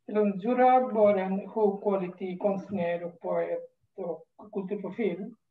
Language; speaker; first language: Swedish; non-native, fluent; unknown